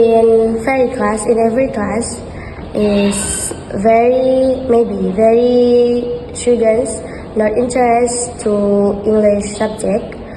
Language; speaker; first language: English; non-native, learner; Indonesian